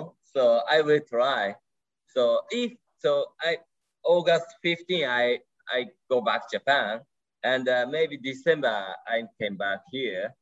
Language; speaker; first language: English; non-native, learner; Japanese